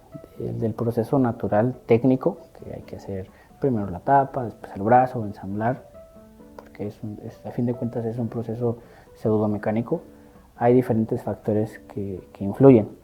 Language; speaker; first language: Spanish; native; Spanish